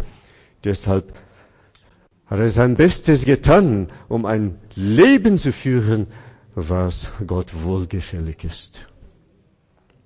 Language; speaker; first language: German; non-native, fluent; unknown